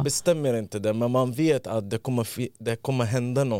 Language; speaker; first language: Swedish; early bilingual, other home language; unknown